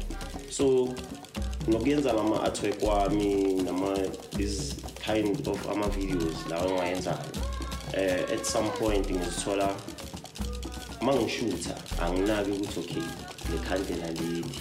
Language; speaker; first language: English; non-native, local second language; Zulu